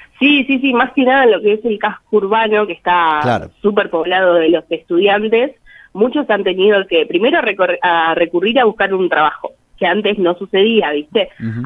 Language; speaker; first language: Spanish; native; Spanish